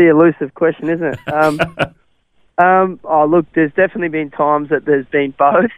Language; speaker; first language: English; non-native, local second language; Afrikaans